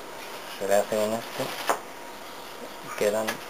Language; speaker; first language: Spanish; native; Spanish